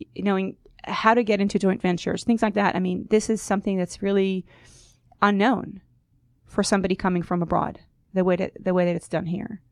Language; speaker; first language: English; non-native, fluent; Hebrew